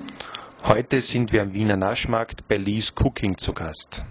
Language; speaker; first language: German; native; German